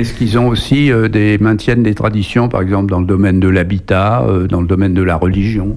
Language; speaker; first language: French; native; French